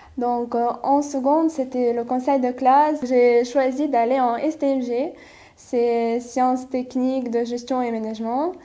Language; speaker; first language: French; non-native, fluent; Ukrainian